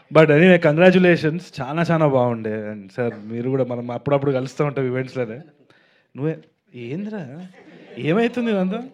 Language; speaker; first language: Telugu; native; Telugu